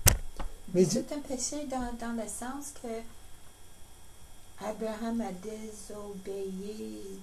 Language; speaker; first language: French; non-native, local second language; English